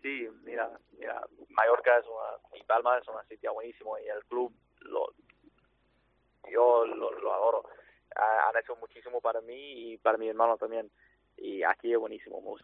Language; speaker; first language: Spanish; non-native, fluent; English